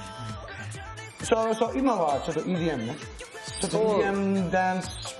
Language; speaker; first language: Japanese; non-native, learner; English